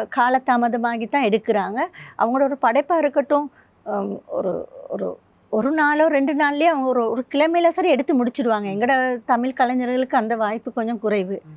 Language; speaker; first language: Tamil; native; Tamil